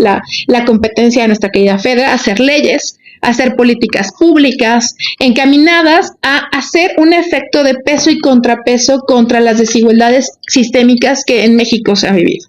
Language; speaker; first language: Spanish; native; Spanish